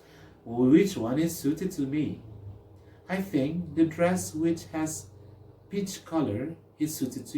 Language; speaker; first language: English; non-native, fluent; Indonesian